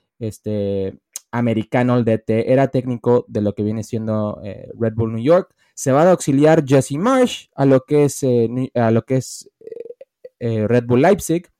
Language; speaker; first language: Spanish; early bilingual, heritage; Spanish